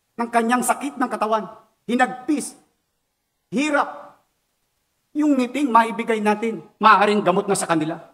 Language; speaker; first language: Filipino; native; Filipino